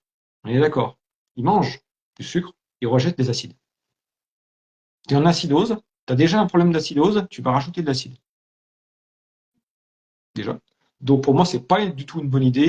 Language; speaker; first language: French; native; French